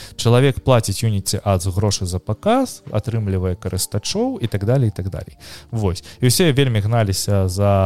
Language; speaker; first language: Belarusian; non-native, local second language; Russian